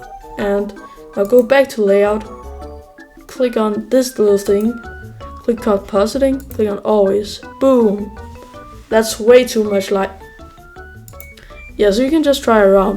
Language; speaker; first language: English; native; English